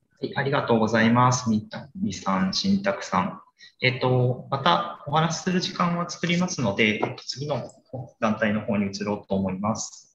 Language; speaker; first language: Japanese; native; Japanese